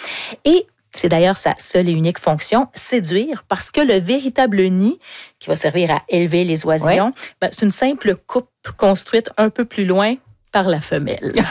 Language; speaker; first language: French; native; French